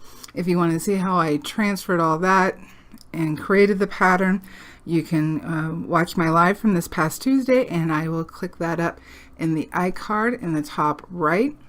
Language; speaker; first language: English; native; English